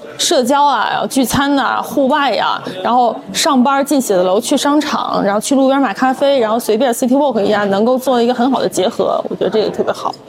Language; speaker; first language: Chinese; native; Chinese